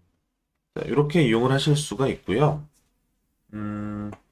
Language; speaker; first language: Korean; native; Korean